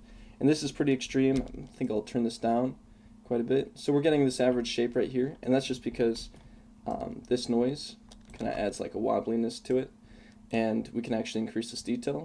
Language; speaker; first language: English; native; English